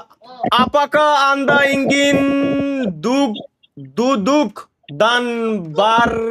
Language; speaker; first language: Indonesian; non-native, learner; Bangla